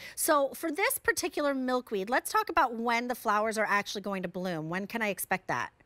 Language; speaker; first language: English; native; English